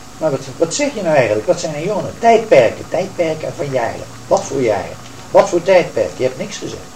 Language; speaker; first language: Dutch; native; Dutch